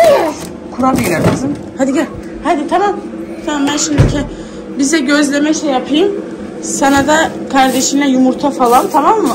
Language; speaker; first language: Turkish; native; Turkish